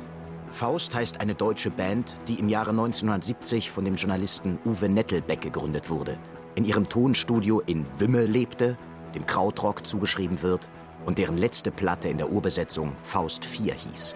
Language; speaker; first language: German; native; German